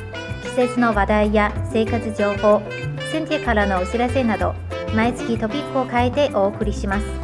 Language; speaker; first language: Japanese; non-native, fluent; Chinese